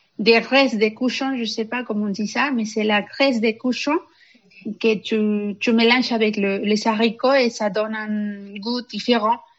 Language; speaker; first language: French; non-native, fluent; Spanish